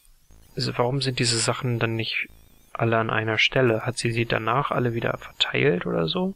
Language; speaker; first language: German; native; German